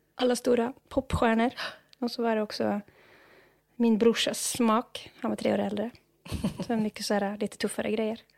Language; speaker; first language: Swedish; non-native, fluent; Norwegian